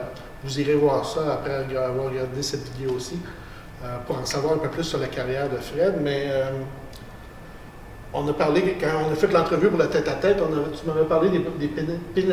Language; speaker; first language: French; native; French